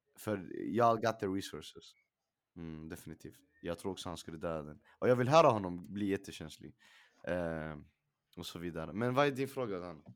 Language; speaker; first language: Swedish; early bilingual, other home language; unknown